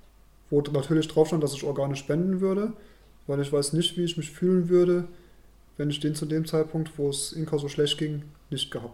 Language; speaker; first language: German; native; German